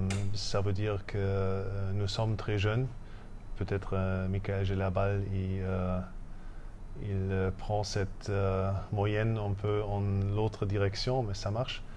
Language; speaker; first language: French; non-native, fluent; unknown